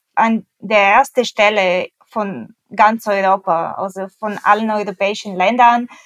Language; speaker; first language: German; non-native, fluent; Bulgarian